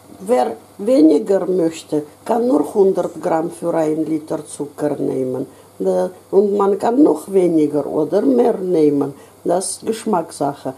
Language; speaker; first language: German; non-native, fluent; Russian